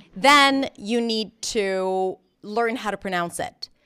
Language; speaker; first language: English; non-native, fluent; Hebrew